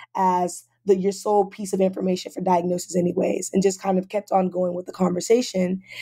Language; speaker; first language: English; native; English